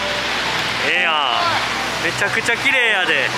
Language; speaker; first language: Japanese; native; Japanese